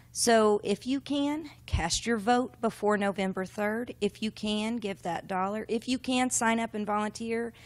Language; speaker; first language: English; native; English